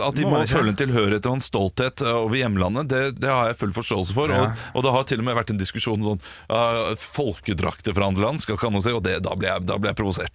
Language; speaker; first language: Norwegian; native; Norwegian